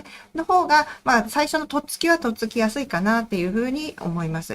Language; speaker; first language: Japanese; native; Japanese